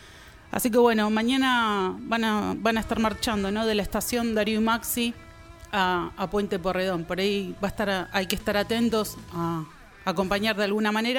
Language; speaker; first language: Spanish; native; Spanish